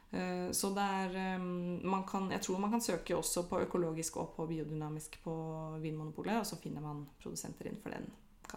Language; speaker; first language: Norwegian; native; Norwegian